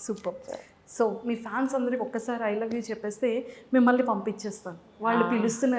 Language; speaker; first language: Telugu; native; Telugu